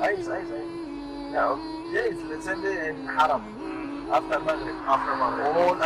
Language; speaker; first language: English; non-native, learner; Arabic